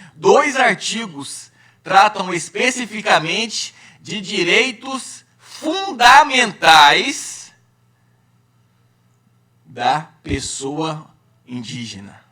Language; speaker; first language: Portuguese; native; Portuguese